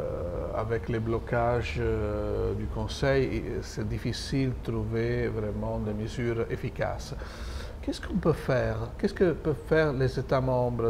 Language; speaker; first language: French; non-native, fluent; Italian